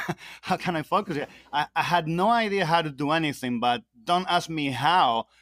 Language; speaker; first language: English; non-native, fluent; Spanish